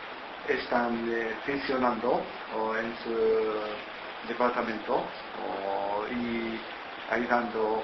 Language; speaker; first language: Spanish; non-native, learner; Japanese